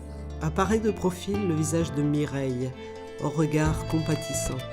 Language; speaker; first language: French; native; French